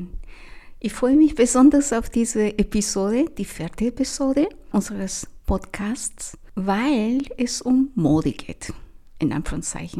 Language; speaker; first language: German; non-native, fluent; Spanish